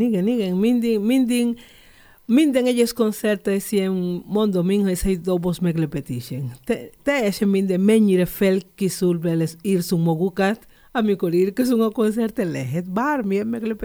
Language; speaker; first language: Hungarian; non-native, learner; Spanish